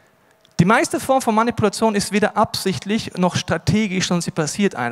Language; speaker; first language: German; native; German